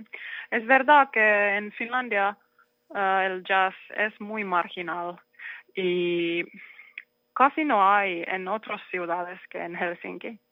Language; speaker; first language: Spanish; non-native, learner; Finnish